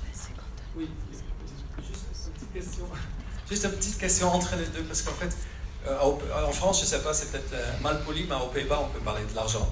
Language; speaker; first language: French; non-native, fluent; Dutch